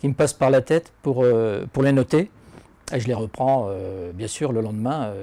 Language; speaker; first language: French; native; French